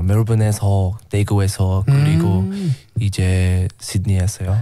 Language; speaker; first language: Korean; non-native, learner; English